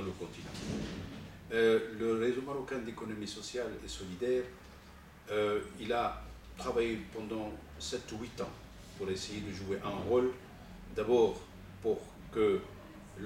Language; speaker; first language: French; non-native, local second language; Arabic